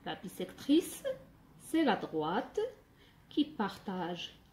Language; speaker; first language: French; non-native, local second language; Arabic